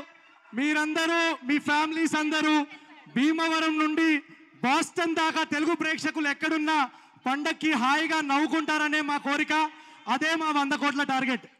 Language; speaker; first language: Telugu; native; Telugu